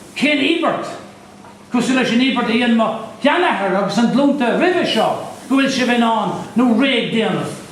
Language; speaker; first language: Irish; native; Irish